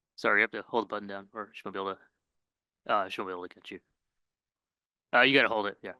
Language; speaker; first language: English; native; English